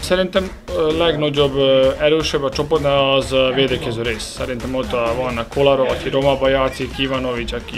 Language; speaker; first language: Hungarian; non-native, learner; Serbian